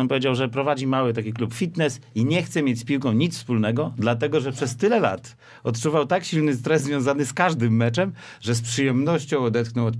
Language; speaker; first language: Polish; native; Polish